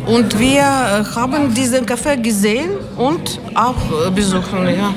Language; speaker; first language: German; non-native, learner; Ukrainian